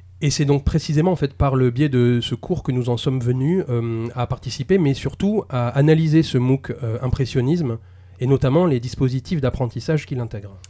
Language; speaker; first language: French; native; French